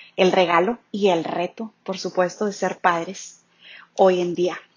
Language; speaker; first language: Spanish; native; Spanish